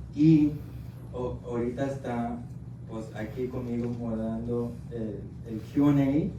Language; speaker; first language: Spanish; early bilingual, heritage; Spanish